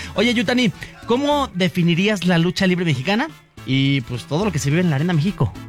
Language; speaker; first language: Spanish; native; Spanish